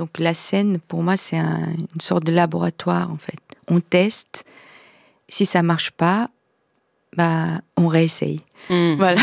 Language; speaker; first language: French; non-native, fluent; Korean